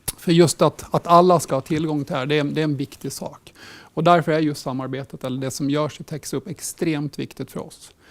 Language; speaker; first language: Swedish; early bilingual, heritage; Swedish